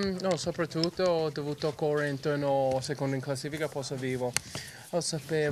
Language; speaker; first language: Italian; non-native, learner; English